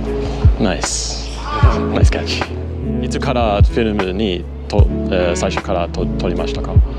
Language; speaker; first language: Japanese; native; Japanese